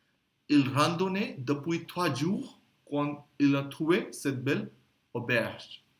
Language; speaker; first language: French; non-native, fluent; Hindi